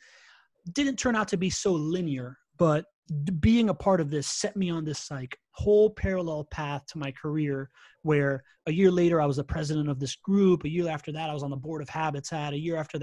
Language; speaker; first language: English; early bilingual, other home language; Spanish